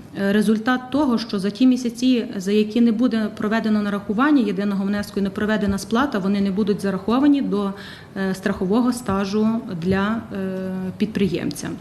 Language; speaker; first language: Ukrainian; native; Ukrainian